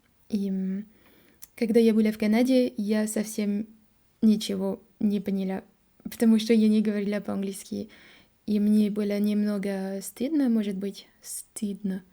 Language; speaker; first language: Russian; non-native, learner; French